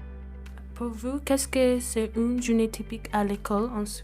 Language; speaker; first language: French; non-native, learner; English